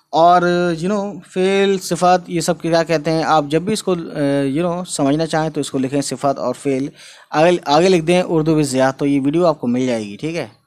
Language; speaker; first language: Hindi; native; Hindi